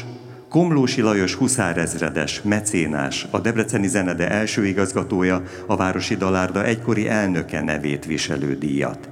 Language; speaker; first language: Hungarian; native; Hungarian